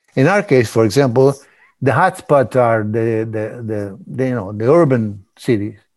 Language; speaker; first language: English; early bilingual, other home language; Spanish